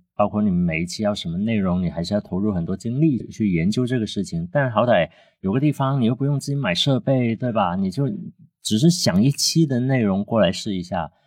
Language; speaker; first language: Chinese; non-native, local second language; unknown